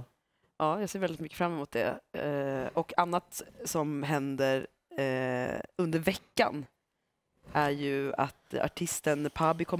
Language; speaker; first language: Swedish; native; Swedish